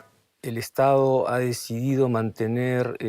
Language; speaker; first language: Spanish; native; Spanish